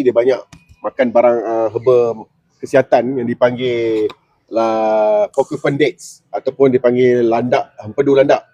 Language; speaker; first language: Malay; native; Malay